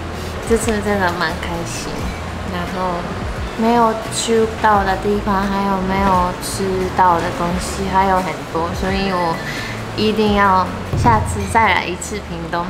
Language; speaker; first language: Chinese; non-native, fluent; Japanese